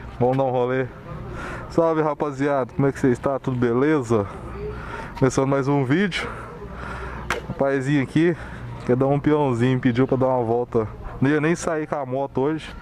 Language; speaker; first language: Portuguese; native; Portuguese